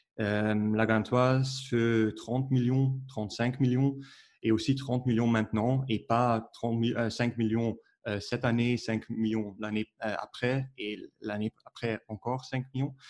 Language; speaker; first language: French; non-native, learner; Dutch